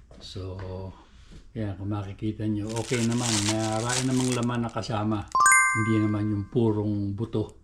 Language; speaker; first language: Filipino; native; Filipino